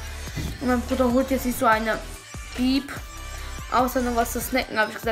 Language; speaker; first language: German; early bilingual, other home language; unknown